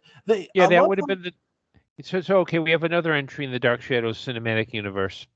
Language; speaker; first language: English; native; English